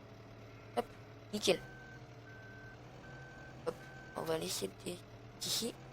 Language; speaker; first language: French; native; French